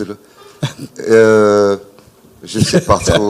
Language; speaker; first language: French; non-native, local second language; Malagasy